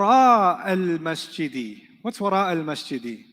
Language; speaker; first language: Arabic; non-native, fluent; English